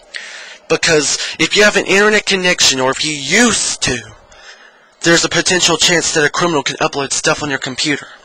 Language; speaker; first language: English; native; English